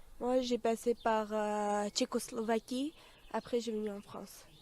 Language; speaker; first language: French; non-native, fluent; Armenian